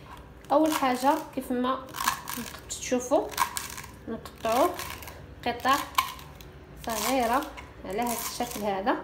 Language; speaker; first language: Arabic; native; Arabic